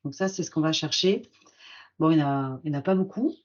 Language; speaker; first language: French; native; French